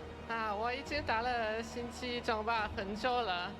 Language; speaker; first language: Chinese; non-native, learner; English